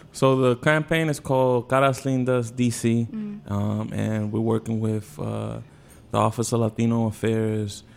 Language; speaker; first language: English; early bilingual, other home language; Spanish